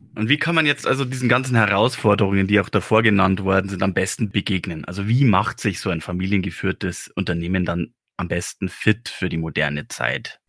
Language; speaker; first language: German; native; German